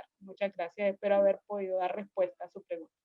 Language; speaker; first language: Spanish; native; Spanish